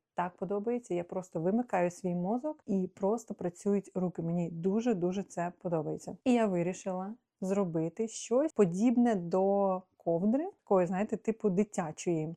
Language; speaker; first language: Ukrainian; non-native, local second language; Russian